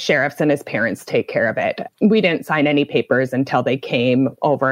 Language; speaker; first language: English; native; English